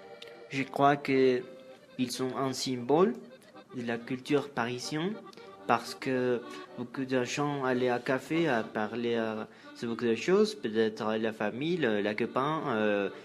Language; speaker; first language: French; non-native, learner; Spanish